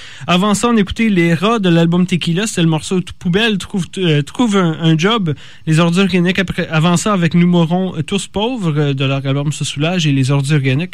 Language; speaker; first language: French; native; French